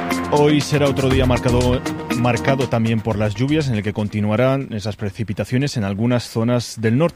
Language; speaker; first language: Spanish; native; Spanish